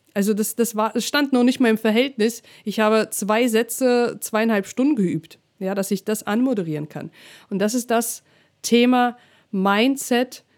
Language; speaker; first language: German; non-native, fluent; Russian